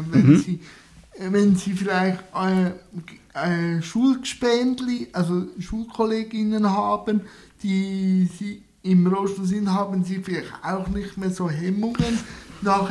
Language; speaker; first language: German; native; German